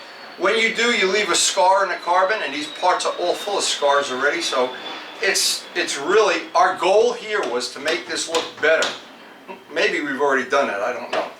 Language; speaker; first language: English; native; English